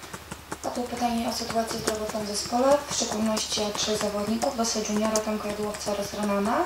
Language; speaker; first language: Polish; native; Polish